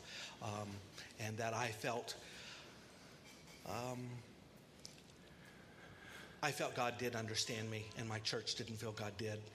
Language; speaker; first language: English; native; English